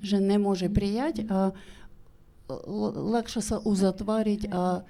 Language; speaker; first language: Slovak; non-native, learner; Ukrainian